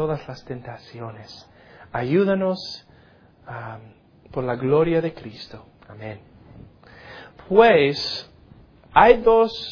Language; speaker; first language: Spanish; non-native, learner; English